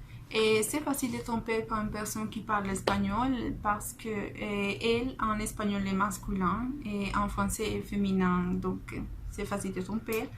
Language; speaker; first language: French; non-native, fluent; Spanish